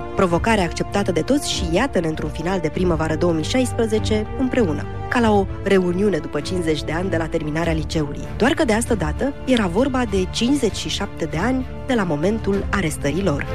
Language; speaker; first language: Romanian; native; Romanian